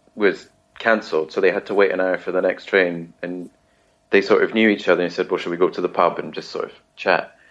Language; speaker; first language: English; native; English